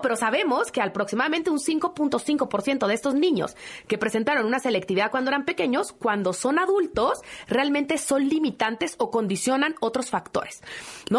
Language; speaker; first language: Spanish; native; Spanish